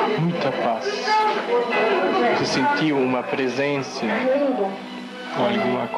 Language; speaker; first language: Portuguese; non-native, learner; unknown